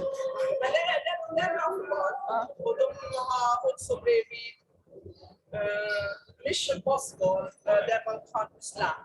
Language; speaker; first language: Swedish; non-native, learner; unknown